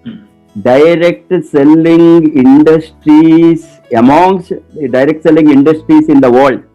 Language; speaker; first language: Hindi; non-native, local second language; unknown